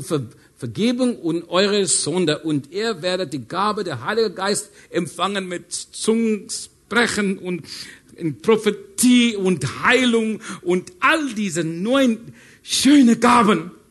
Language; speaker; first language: German; non-native, learner; English